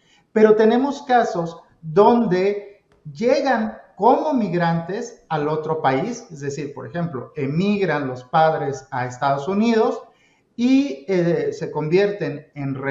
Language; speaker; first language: Spanish; native; Spanish